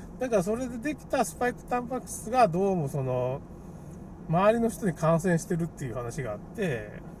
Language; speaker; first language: Japanese; native; Japanese